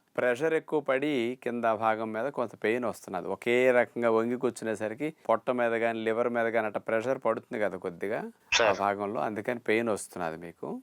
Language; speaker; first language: Telugu; native; Telugu